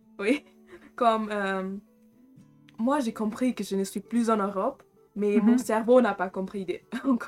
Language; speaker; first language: French; non-native, fluent; German